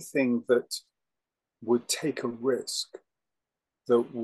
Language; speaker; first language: English; native; English